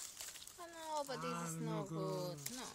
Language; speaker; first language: English; non-native, learner; Spanish